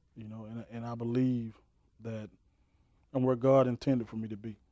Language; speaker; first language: English; native; English